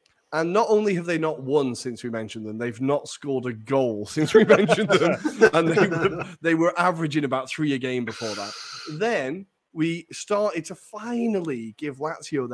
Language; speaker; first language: English; native; English